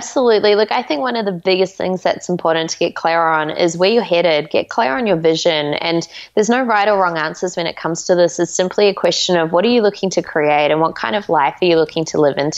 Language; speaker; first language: English; native; English